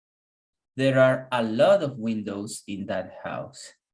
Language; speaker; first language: English; non-native, fluent; Spanish